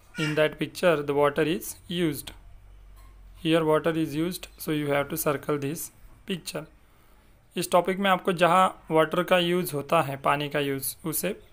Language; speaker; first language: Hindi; non-native, local second language; Marathi